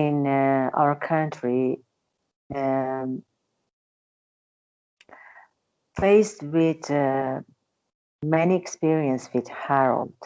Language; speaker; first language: English; non-native, learner; Persian